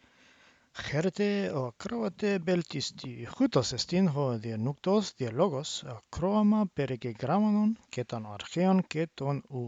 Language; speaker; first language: Greek; non-native, fluent; English